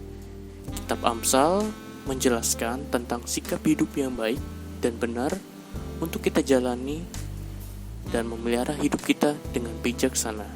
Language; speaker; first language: Indonesian; native; Indonesian